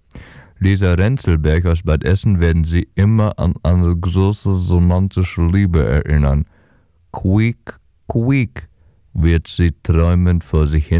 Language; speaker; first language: German; native; German